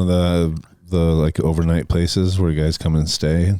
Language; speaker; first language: English; native; English